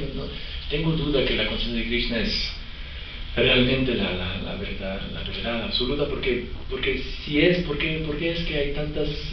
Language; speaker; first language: Spanish; non-native, fluent; French